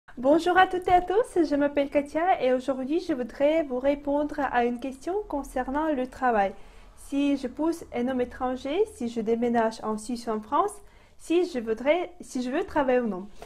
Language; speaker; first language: French; non-native, fluent; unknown